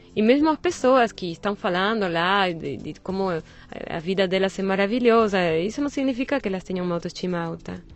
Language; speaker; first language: Portuguese; non-native, fluent; Spanish